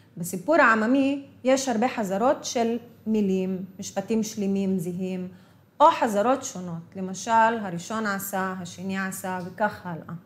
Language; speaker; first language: Hebrew; non-native, local second language; Arabic